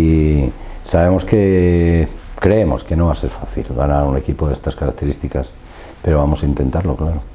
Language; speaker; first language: Spanish; native; Spanish